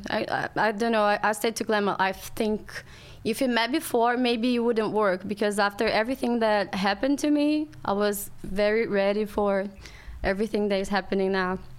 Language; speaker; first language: English; non-native, learner; Portuguese